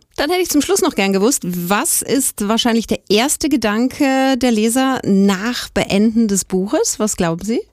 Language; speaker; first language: German; native; German